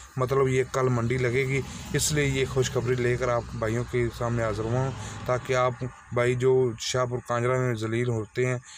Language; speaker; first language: Urdu; non-native, local second language; Punjabi